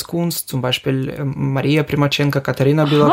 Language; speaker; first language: German; non-native, fluent; Ukrainian